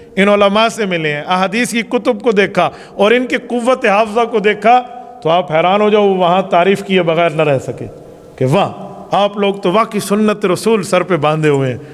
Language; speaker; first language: Urdu; non-native, local second language; Saraiki